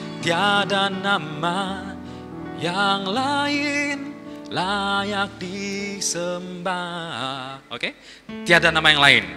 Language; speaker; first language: Malay; non-native, local second language; Iban